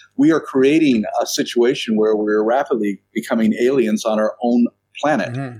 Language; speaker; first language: English; native; English